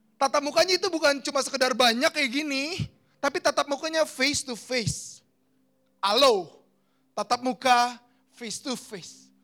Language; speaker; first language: Indonesian; native; Indonesian